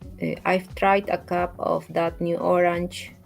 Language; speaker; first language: English; non-native, learner; Spanish